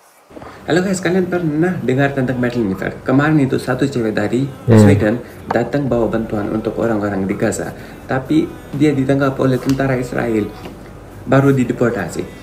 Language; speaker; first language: Indonesian; non-native, fluent; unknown